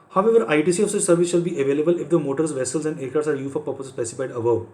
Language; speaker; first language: English; non-native, local second language; Punjabi